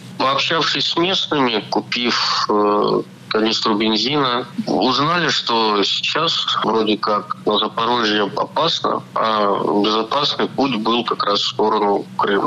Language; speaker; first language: Russian; native; Russian